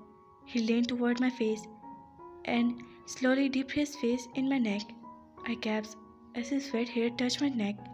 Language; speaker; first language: English; non-native, local second language; Urdu